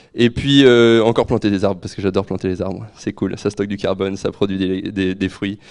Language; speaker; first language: French; native; French